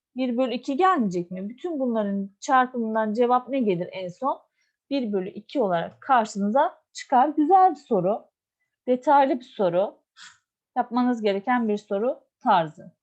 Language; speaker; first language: Turkish; native; Turkish